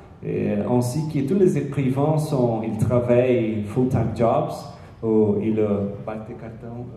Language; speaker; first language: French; non-native, learner; Portuguese